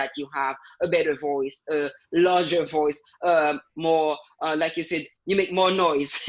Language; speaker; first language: English; non-native, fluent; Haitian Creole